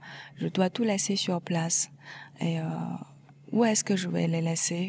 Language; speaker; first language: French; non-native, fluent; Chinese